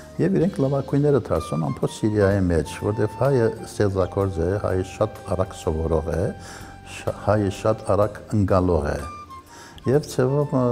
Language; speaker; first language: Armenian; early bilingual, heritage; Armenian